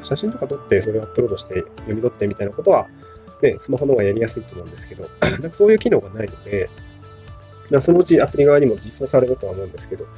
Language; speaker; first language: Japanese; native; Japanese